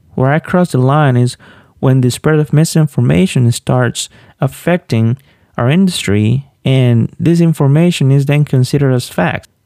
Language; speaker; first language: English; non-native, fluent; Spanish